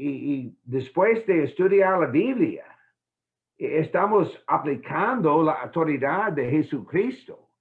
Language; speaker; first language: Spanish; non-native, fluent; English